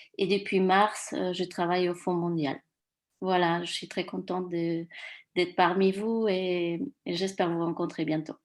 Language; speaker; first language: French; non-native, fluent; Spanish